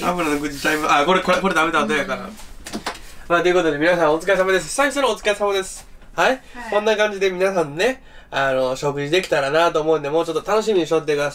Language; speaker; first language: Japanese; native; Japanese